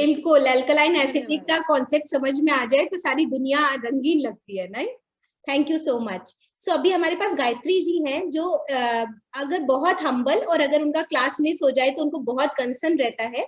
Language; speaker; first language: Hindi; native; Hindi